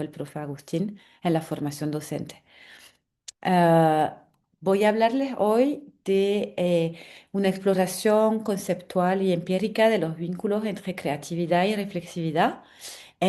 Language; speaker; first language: Spanish; non-native, fluent; French